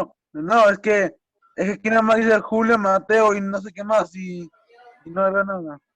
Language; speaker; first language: Spanish; native; Spanish